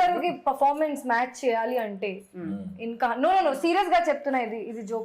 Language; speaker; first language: Telugu; non-native, learner; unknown